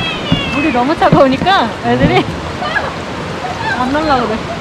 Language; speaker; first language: Korean; native; Korean